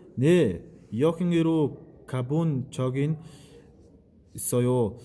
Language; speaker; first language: Korean; non-native, fluent; Mongolian